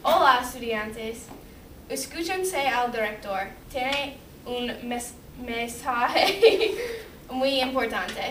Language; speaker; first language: Spanish; non-native, learner; English